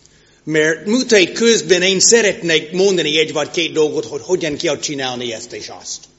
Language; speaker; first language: Hungarian; non-native, fluent; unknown